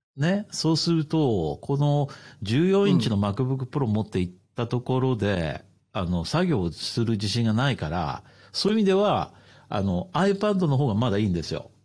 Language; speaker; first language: Japanese; native; Japanese